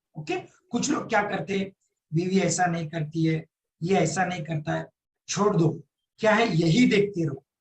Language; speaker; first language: Hindi; non-native, local second language; Marathi